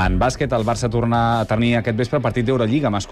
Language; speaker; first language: Catalan; native; Catalan